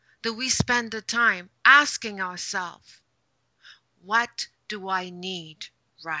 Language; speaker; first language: English; non-native, fluent; French